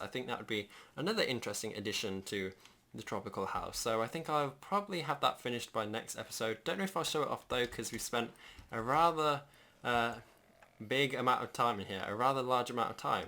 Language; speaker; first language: English; native; English